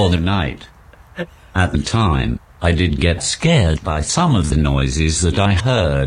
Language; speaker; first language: English; native; English